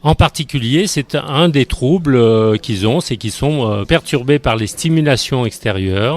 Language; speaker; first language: French; native; French